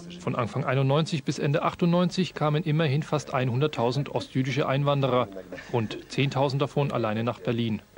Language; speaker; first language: German; native; German